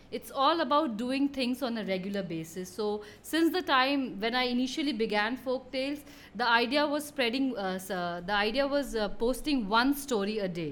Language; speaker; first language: English; non-native, local second language; Hindi